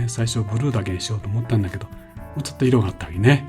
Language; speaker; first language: Japanese; native; Japanese